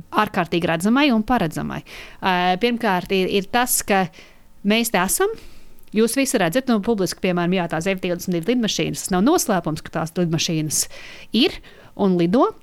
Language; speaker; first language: Latvian; native; Latvian